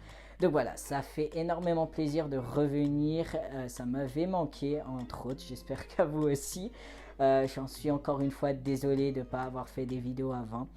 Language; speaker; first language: French; native; French